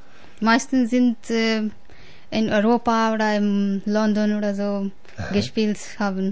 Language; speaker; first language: German; non-native, learner; Punjabi